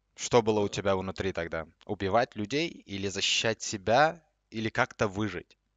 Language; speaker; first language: Russian; non-native, local second language; Uzbek